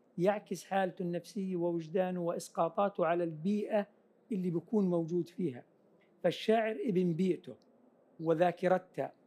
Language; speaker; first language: Arabic; native; Arabic